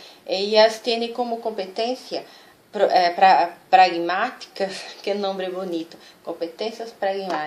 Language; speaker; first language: Spanish; non-native, fluent; Portuguese